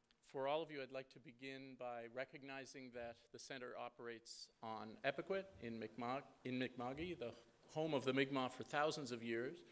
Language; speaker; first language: English; native; English